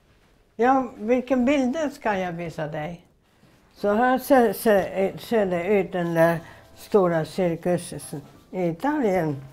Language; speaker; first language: Swedish; non-native, fluent; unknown